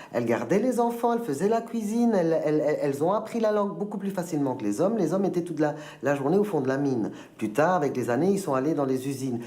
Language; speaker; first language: French; early bilingual, other home language; Spanish